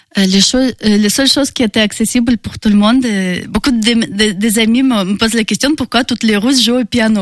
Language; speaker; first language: French; non-native, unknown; Russian